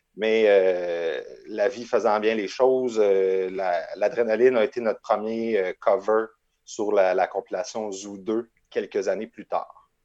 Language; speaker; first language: French; native; French